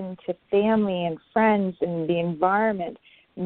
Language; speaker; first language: English; non-native, local second language; Urdu